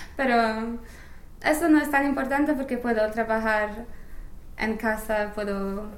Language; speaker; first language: Spanish; non-native, fluent; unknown